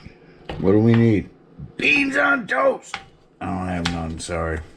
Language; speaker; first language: English; native; English